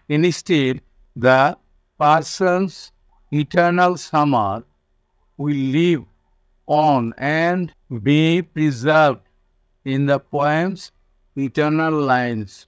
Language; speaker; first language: English; non-native, local second language; Bangla